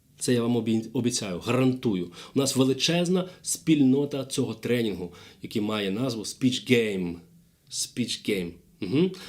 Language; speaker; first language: Ukrainian; non-native, local second language; Russian